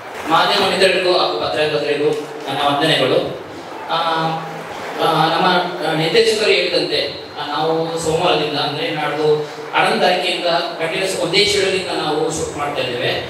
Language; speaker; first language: Kannada; non-native, local second language; Konkani